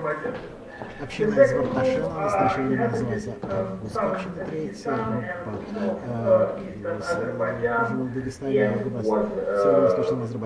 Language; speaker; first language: Russian; non-native, local second language; Azerbaijani